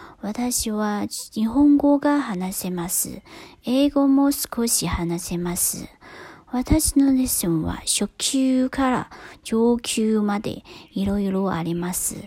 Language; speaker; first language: Japanese; non-native, fluent; Chinese